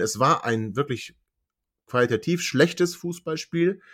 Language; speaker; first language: German; native; German